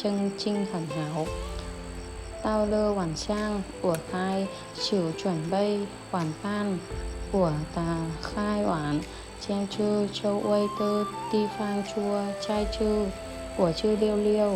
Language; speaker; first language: Chinese; non-native, learner; Vietnamese